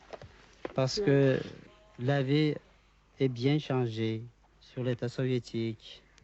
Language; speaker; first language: French; non-native, learner; Uzbek